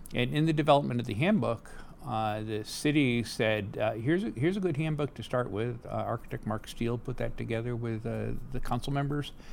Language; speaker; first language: English; native; English